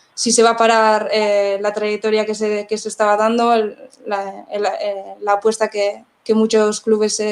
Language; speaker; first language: Spanish; non-native, local second language; Basque